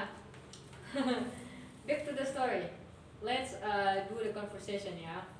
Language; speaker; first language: English; non-native, learner; Indonesian